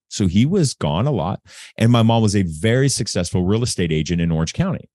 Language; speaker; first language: English; native; English